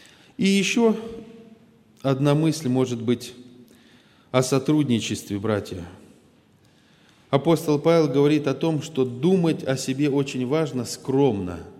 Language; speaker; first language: Russian; native; Russian